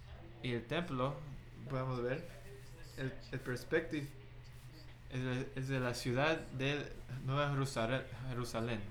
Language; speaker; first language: Spanish; non-native, fluent; English